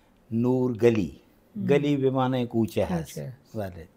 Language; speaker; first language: Persian; non-native, fluent; Punjabi